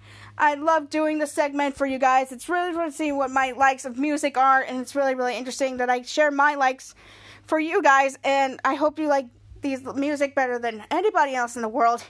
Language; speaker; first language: English; native; English